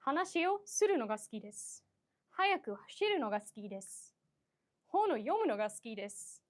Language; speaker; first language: Japanese; non-native, fluent; English